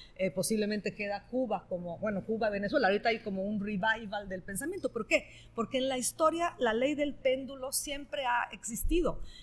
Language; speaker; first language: Spanish; non-native, fluent; Italian